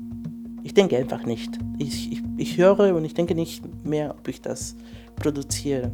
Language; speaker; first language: German; non-native, fluent; Spanish